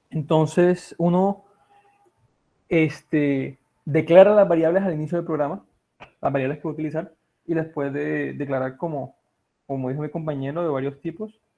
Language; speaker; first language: Spanish; native; Spanish